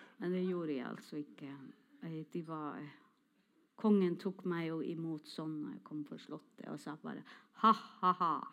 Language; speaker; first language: Norwegian; non-native, local second language; Northern Sami